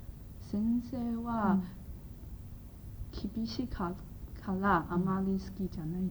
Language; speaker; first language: Japanese; non-native, learner; Chinese